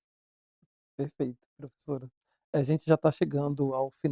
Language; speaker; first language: Portuguese; native; Portuguese